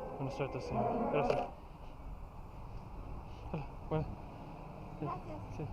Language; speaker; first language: Spanish; non-native, learner; English